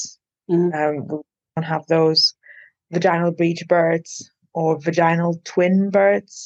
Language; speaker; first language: English; non-native, fluent; Maltese